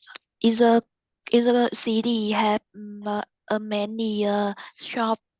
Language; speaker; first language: English; non-native, learner; Vietnamese